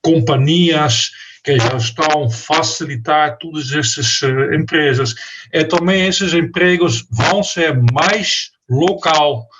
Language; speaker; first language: Portuguese; non-native, fluent; Dutch